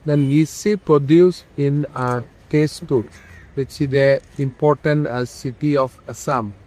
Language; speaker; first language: English; non-native, local second language; Assamese